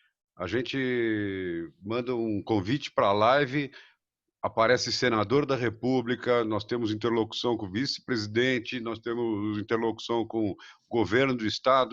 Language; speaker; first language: Portuguese; native; Portuguese